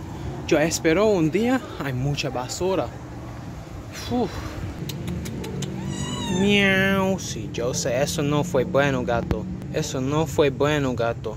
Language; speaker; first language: Spanish; non-native, learner; English